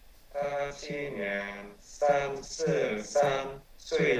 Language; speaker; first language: Chinese; non-native, learner; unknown